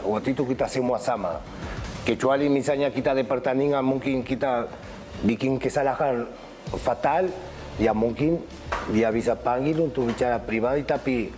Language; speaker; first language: Indonesian; non-native, fluent; Spanish